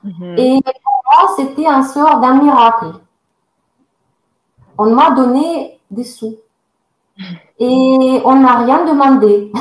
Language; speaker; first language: French; non-native, fluent; Russian